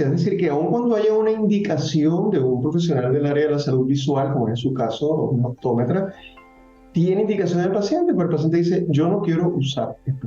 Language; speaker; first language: Spanish; native; Spanish